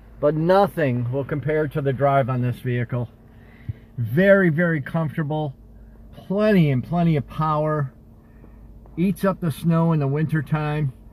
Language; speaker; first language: English; native; English